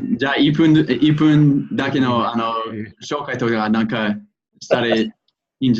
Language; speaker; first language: Japanese; non-native, fluent; English